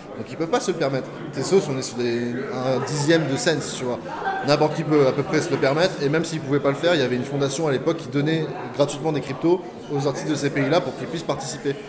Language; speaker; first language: French; native; French